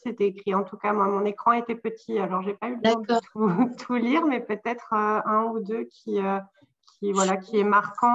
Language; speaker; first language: French; native; French